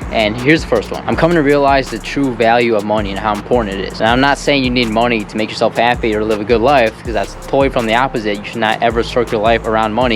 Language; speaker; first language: English; native; English